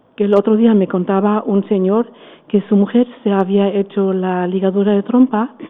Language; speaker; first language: Spanish; non-native, fluent; German